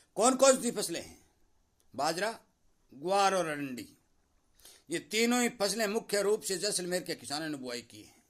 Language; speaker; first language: Hindi; native; Hindi